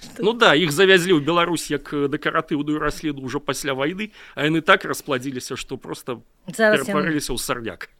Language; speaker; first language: Belarusian; native; Belarusian